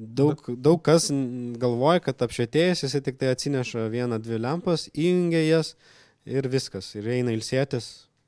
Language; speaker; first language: Lithuanian; non-native, local second language; Russian